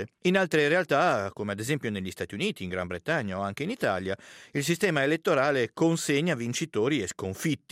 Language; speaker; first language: Italian; native; Italian